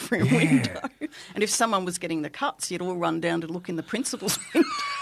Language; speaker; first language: English; native; English